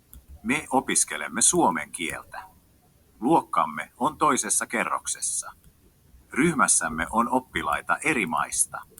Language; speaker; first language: Finnish; non-native, learner; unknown